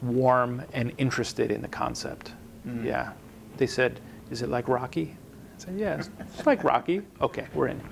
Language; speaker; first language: English; native; English